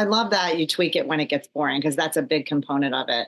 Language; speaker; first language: English; native; English